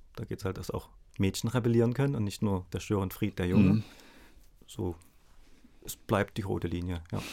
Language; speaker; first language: German; native; German